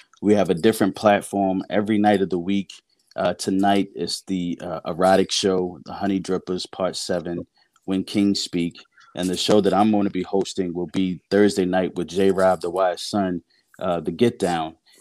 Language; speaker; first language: English; native; English